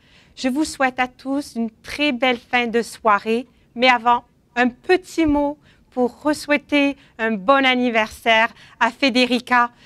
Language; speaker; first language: French; native; French